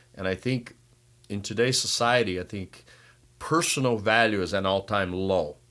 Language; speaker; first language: English; non-native, fluent; Portuguese